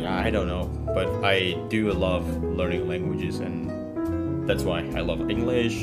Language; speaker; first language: English; non-native, fluent; Indonesian